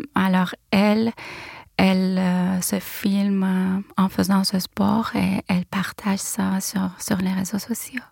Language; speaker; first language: French; non-native, fluent; Persian